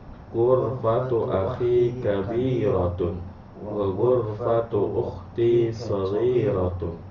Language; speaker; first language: Arabic; non-native, learner; Indonesian